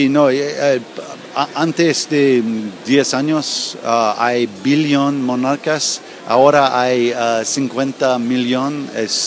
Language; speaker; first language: Spanish; non-native, learner; English